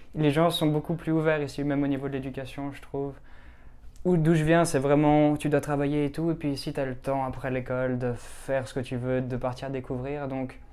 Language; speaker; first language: French; native; French